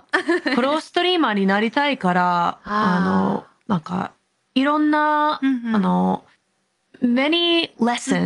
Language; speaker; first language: Japanese; non-native, fluent; English